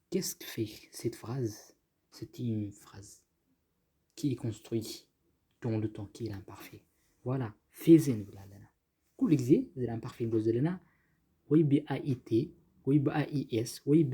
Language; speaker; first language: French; non-native, fluent; Tigrinya